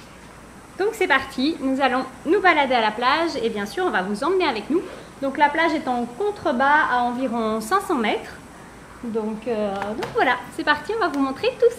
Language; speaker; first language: French; native; French